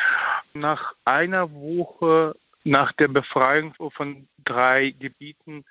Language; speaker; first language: German; non-native, fluent; Ukrainian